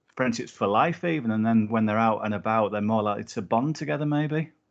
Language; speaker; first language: English; native; English